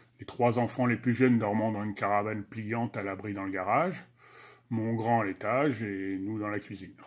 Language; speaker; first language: French; native; French